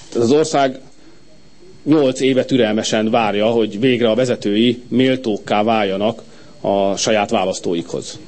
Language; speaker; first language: Hungarian; native; Hungarian